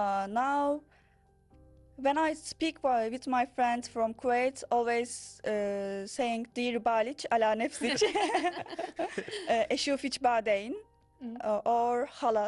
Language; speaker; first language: English; non-native, learner; Turkish